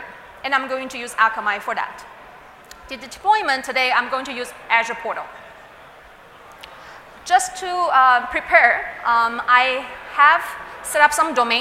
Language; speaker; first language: English; non-native, fluent; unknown